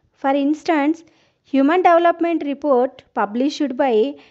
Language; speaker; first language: English; non-native, local second language; Telugu